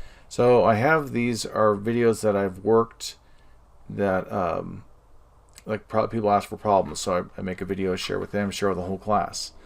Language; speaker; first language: English; native; English